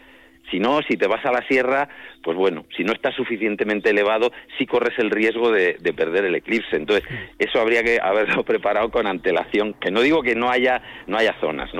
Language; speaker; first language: Spanish; native; Spanish